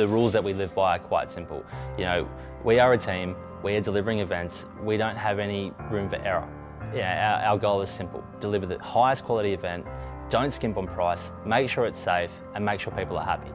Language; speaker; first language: English; native; English